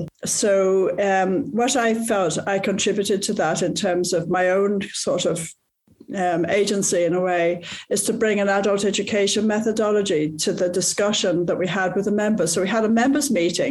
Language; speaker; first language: English; native; English